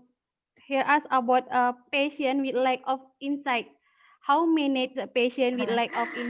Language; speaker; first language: English; non-native, learner; Indonesian